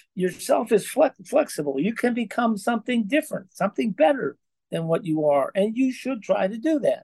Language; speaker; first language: English; native; English